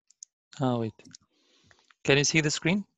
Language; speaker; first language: English; non-native, learner; Arabic